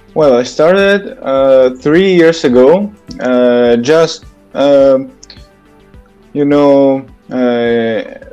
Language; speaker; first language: English; non-native, learner; Italian